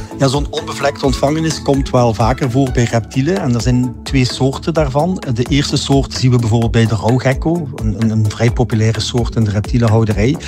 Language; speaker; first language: Dutch; native; Dutch